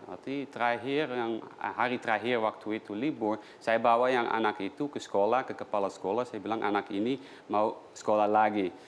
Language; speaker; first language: Indonesian; non-native, fluent; Dutch